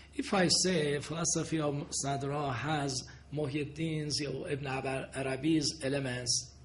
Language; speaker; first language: English; non-native, fluent; Persian